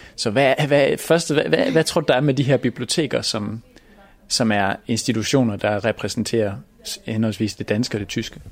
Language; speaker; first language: Danish; native; Danish